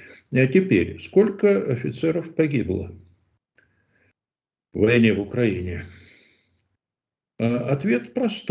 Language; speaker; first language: Russian; native; Russian